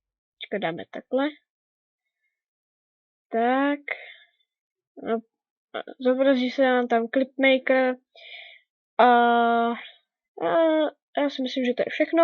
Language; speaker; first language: Czech; native; Czech